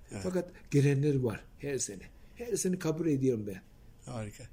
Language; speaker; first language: Turkish; non-native, fluent; Japanese